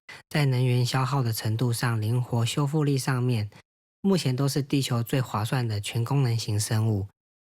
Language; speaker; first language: Chinese; native; Chinese